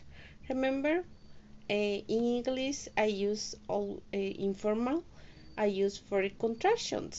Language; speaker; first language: English; non-native, learner; Spanish